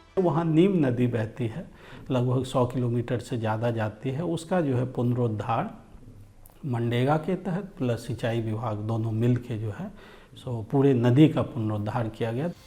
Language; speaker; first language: Hindi; native; Hindi